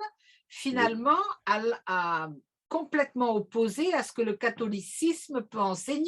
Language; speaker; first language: French; native; French